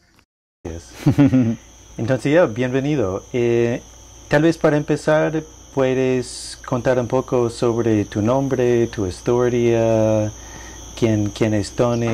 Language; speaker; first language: Spanish; non-native, learner; English